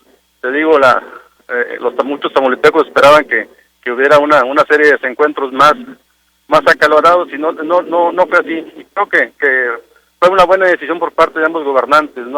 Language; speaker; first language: Spanish; native; Spanish